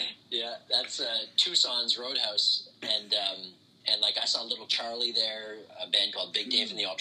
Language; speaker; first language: English; native; English